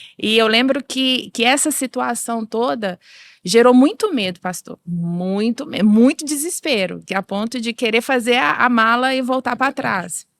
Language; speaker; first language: Portuguese; native; Portuguese